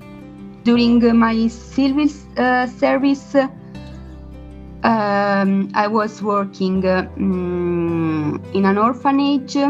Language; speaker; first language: English; non-native, learner; Italian